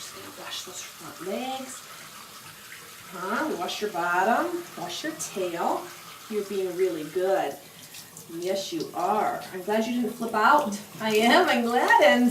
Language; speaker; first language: English; native; English